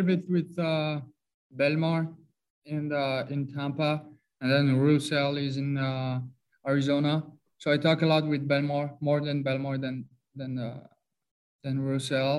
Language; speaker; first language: English; non-native, fluent; French